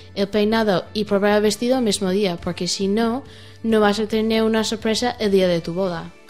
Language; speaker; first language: Spanish; non-native, learner; English